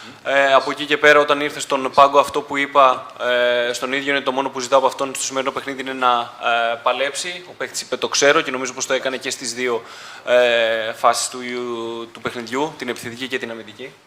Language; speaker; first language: Greek; native; Greek